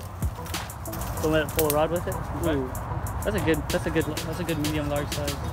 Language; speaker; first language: English; native; English